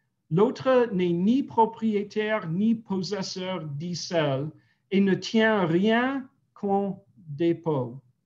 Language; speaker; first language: French; non-native, fluent; English